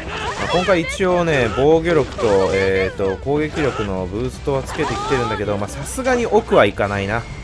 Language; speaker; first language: Japanese; native; Japanese